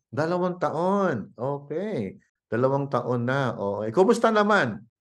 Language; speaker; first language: Filipino; native; Filipino